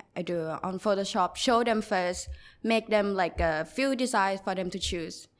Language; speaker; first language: English; non-native, learner; Thai